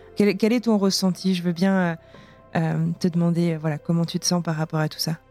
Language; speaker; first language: French; native; French